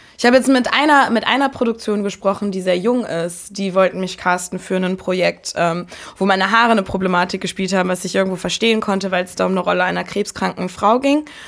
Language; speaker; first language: German; native; German